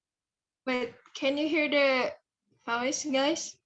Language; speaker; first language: English; non-native, fluent; Indonesian